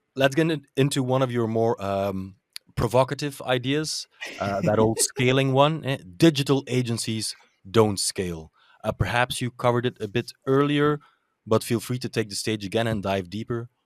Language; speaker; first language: English; non-native, fluent; Dutch